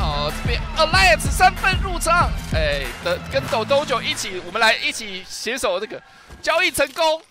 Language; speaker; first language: Chinese; native; Chinese